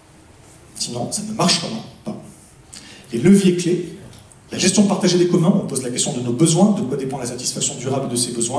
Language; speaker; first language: French; native; French